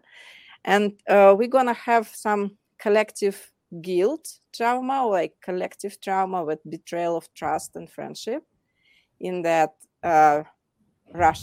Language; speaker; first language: English; non-native, fluent; Russian